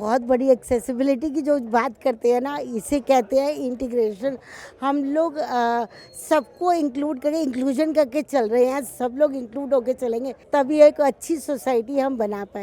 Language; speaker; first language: Hindi; native; Hindi